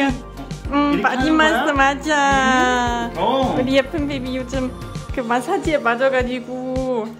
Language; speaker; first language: Korean; non-native, fluent; German